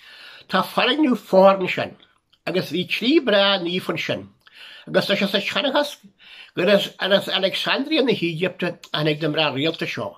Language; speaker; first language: Irish; native; Irish